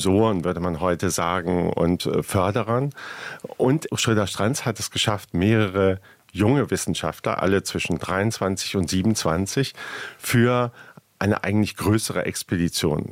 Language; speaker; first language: German; native; German